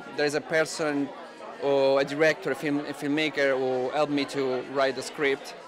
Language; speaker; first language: English; non-native, fluent; Italian